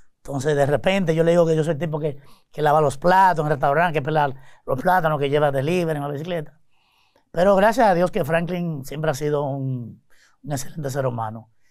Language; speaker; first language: Spanish; native; Spanish